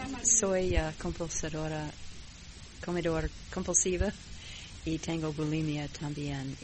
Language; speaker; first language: Spanish; non-native, fluent; English